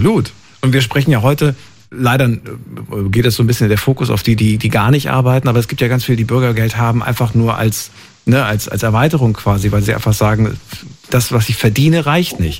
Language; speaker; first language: German; native; German